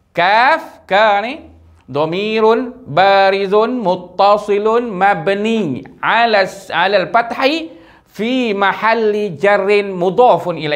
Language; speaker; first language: Arabic; non-native, fluent; Malay